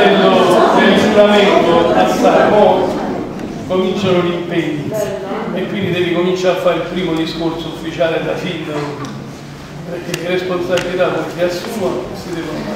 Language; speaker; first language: Italian; native; Italian